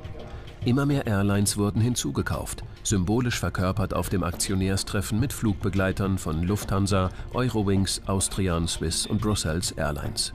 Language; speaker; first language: German; native; German